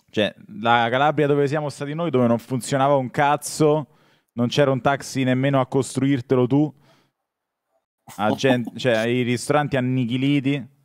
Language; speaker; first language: Italian; native; Italian